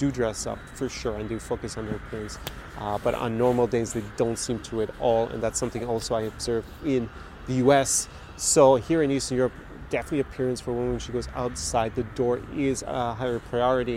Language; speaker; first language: English; native; English